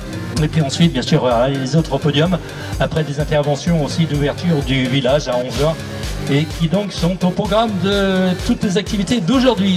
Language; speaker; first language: French; native; French